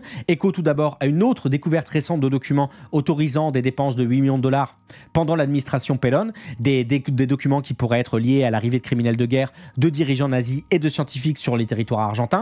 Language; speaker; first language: French; native; French